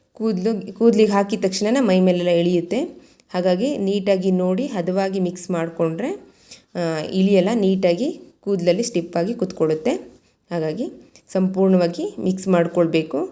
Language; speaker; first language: Kannada; native; Kannada